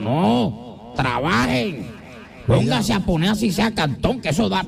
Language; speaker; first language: Spanish; native; Spanish